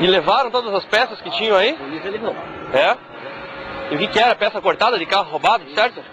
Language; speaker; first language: Portuguese; native; Portuguese